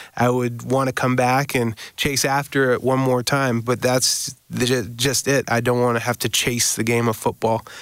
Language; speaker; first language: English; native; English